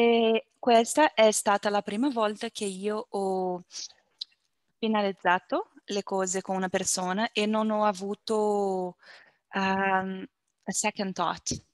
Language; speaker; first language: Italian; non-native, learner; Portuguese